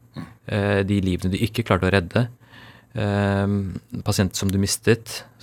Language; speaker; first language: Norwegian; early bilingual, other home language; Urdu